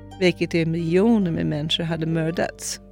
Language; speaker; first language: Swedish; non-native, fluent; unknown